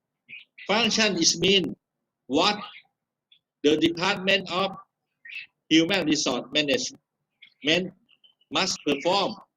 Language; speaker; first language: English; non-native, fluent; Thai